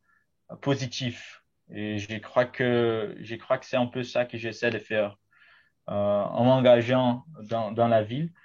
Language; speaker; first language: French; non-native, fluent; Portuguese